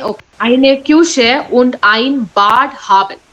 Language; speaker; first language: German; non-native, learner; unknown